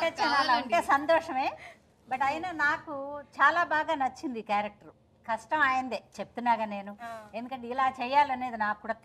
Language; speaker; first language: Telugu; native; Telugu